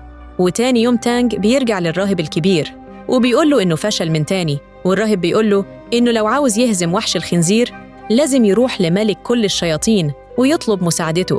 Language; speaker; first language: Arabic; native; Arabic